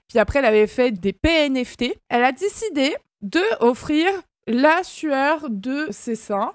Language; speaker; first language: French; native; French